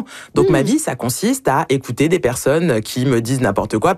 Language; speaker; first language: French; native; French